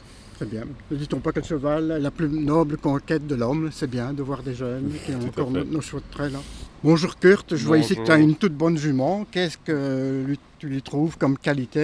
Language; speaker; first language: French; native; French